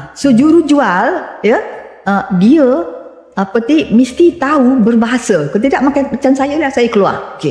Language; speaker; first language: Malay; native; Malay